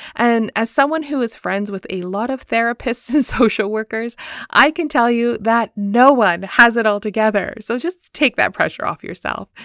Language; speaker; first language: English; native; English